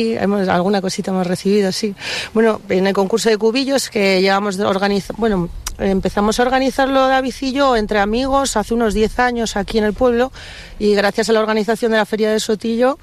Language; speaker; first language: Spanish; native; Spanish